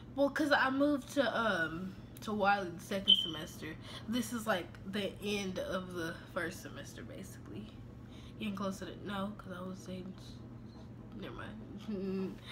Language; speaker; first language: English; native; English